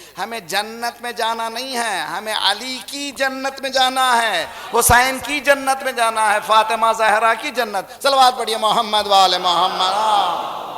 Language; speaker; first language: Urdu; native; Urdu